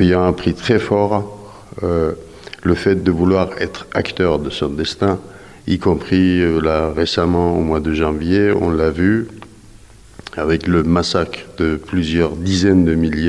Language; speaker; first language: French; non-native, fluent; Persian